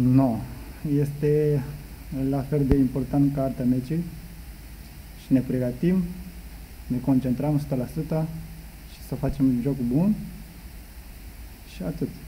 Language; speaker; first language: Romanian; non-native, learner; Japanese